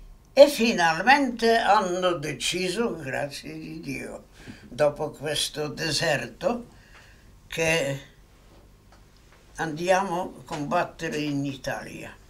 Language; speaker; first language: Italian; non-native, fluent; Polish